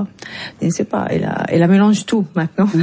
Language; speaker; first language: French; non-native, learner; Arabic